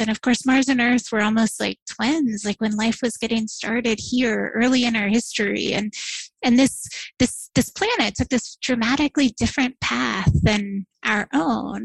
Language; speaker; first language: English; native; English